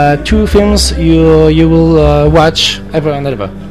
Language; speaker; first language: English; non-native, learner; French